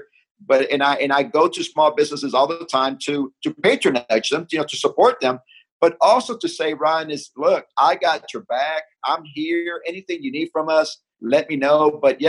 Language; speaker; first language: English; early bilingual, other home language; Spanish